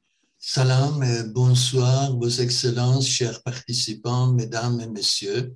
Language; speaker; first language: French; non-native, fluent; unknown